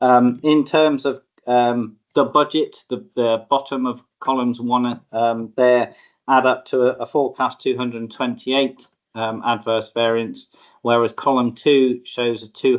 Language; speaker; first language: English; native; English